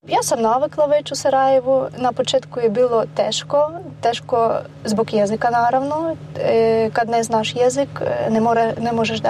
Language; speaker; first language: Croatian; non-native, fluent; Ukrainian